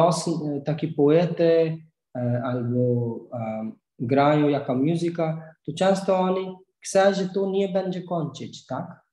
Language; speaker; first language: Polish; non-native, learner; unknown